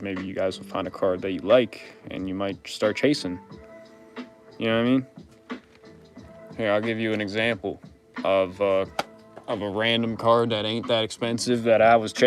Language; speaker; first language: English; native; English